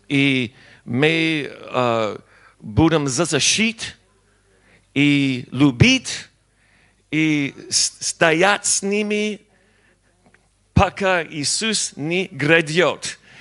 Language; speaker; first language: Russian; non-native, learner; English